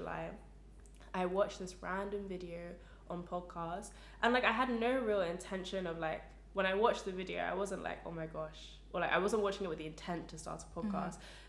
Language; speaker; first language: English; native; English